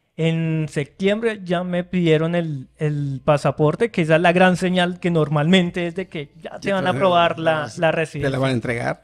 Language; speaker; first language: Spanish; native; Spanish